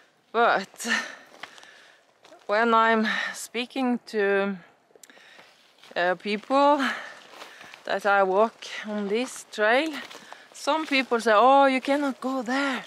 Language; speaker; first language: English; non-native, learner; Norwegian